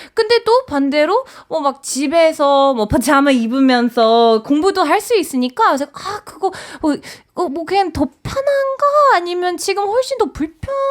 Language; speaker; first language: Korean; non-native, fluent; English